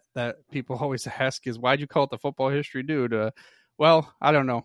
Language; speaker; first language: English; native; English